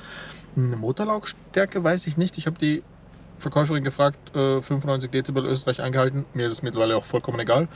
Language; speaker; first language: German; native; German